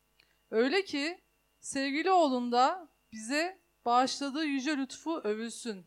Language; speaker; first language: Turkish; native; Turkish